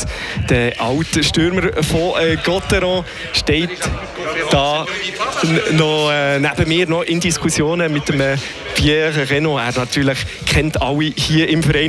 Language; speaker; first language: German; native; German